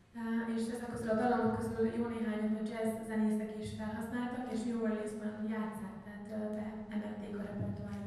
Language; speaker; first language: Hungarian; native; Hungarian